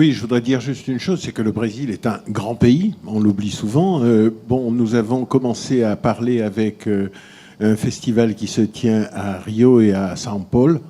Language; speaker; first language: French; native; French